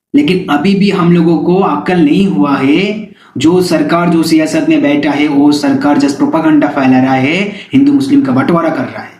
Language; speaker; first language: Hindi; non-native, local second language; Bangla